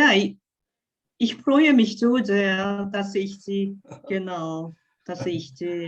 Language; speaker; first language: German; non-native, fluent; Korean